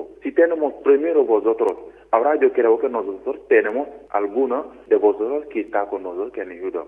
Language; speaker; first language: Spanish; non-native, learner; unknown